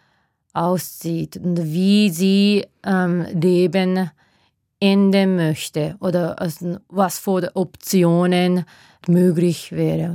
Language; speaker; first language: German; non-native, fluent; Japanese